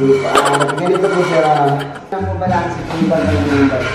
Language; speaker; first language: Filipino; native; Filipino